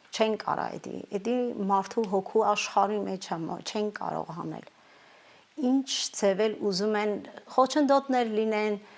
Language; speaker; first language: Armenian; non-native, local second language; Kurdish